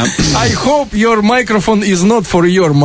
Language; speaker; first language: English; non-native, learner; Russian